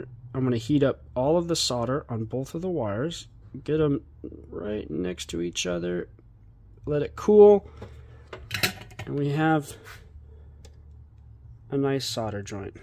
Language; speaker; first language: English; native; English